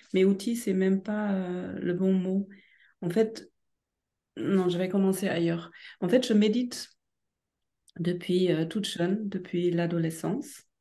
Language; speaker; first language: French; non-native, fluent; German